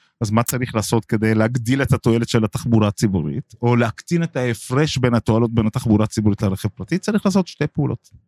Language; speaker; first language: Hebrew; non-native, local second language; Arabic